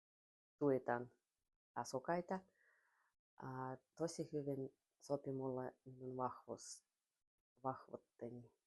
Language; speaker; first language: Finnish; non-native, learner; Russian